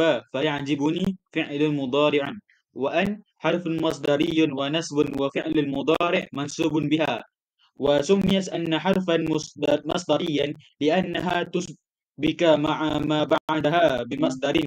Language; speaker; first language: Arabic; non-native, learner; Malay